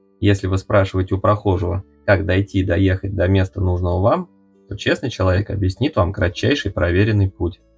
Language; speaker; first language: Russian; native; Russian